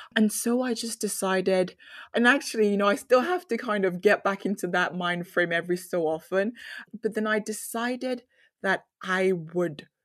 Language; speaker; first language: English; non-native, local second language; Yoruba